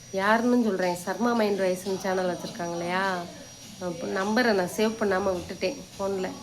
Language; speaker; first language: Tamil; native; Tamil